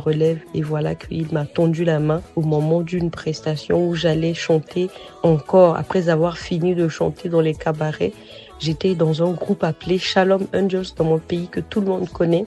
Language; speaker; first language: French; non-native, local second language; Sango